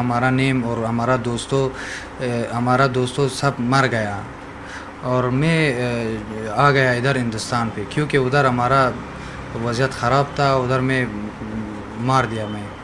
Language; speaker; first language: Hindi; non-native, learner; Persian